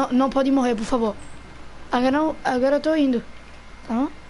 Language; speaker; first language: Portuguese; non-native, fluent; Italian